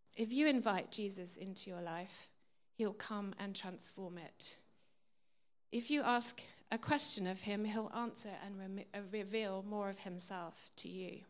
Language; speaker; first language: English; native; English